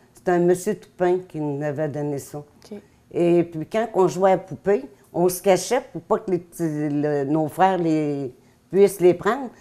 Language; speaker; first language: French; native; French